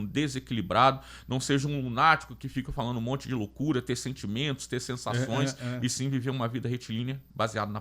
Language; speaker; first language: Portuguese; native; Portuguese